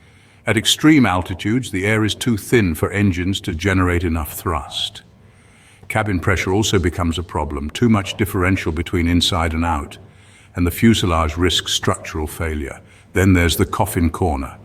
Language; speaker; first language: English; native; English